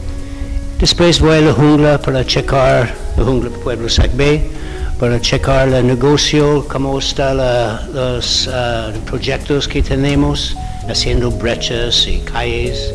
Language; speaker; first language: Spanish; non-native, learner; English